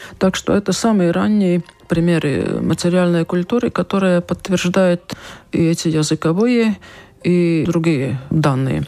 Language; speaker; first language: Russian; non-native, local second language; Latvian